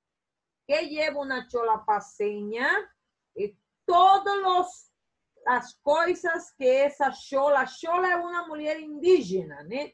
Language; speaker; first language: Spanish; non-native, fluent; Portuguese